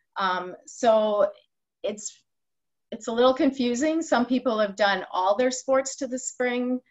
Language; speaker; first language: English; native; English